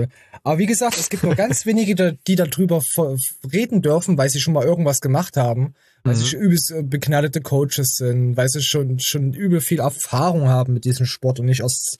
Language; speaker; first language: German; native; German